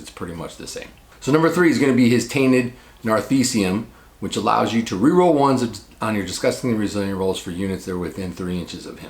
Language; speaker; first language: English; native; English